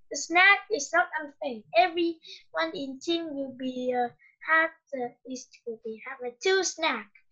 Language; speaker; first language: English; non-native, learner; Vietnamese